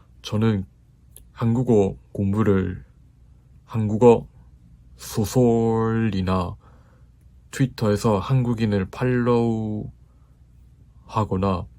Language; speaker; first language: Korean; non-native, fluent; Japanese